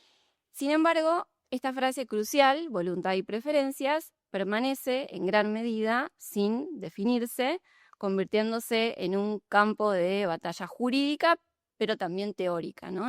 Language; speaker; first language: Spanish; native; Spanish